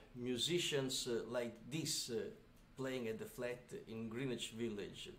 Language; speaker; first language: English; non-native, fluent; Italian